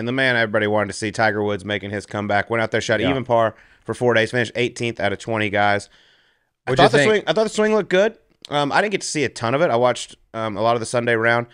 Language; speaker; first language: English; native; English